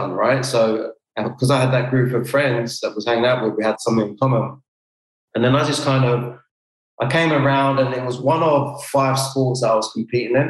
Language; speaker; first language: English; native; English